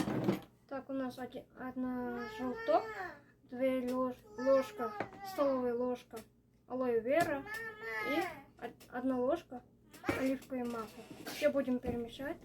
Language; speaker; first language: Russian; non-native, local second language; Uzbek